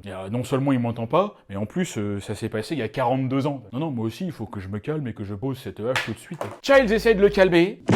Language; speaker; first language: French; native; French